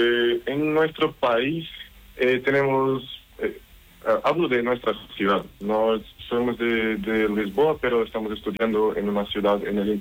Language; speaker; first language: Spanish; non-native, learner; Portuguese